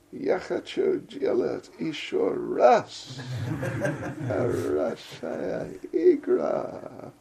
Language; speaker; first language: Russian; non-native, learner; English